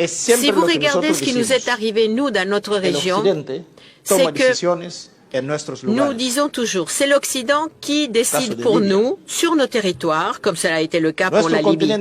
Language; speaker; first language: French; non-native, local second language; Portuguese